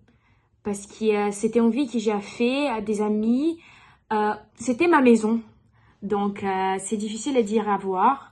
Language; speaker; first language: French; non-native, learner; Portuguese